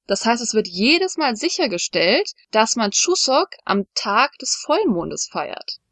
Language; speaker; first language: German; native; German